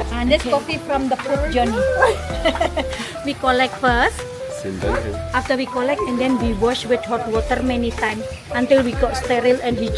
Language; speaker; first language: English; non-native, learner; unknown